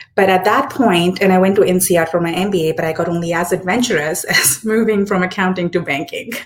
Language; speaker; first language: English; non-native, local second language; Hindi